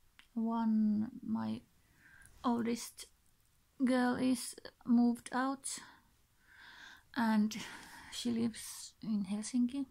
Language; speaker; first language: English; non-native, learner; Finnish